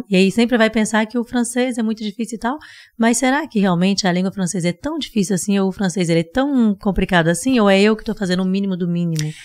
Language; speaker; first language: Portuguese; native; Portuguese